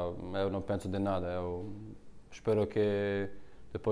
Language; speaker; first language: Portuguese; non-native, learner; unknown